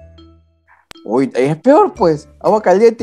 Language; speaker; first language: Spanish; native; Spanish